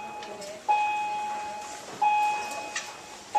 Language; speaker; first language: Spanish; non-native, learner; English